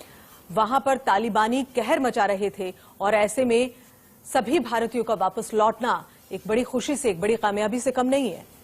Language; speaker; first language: Hindi; native; Hindi